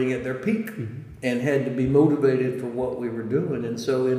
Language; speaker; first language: English; native; English